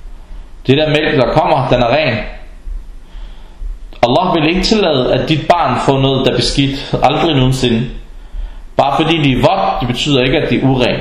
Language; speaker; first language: Danish; early bilingual, other home language; Arabic